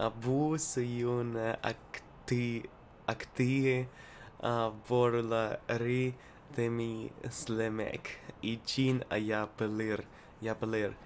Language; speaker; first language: Turkish; non-native, learner; Russian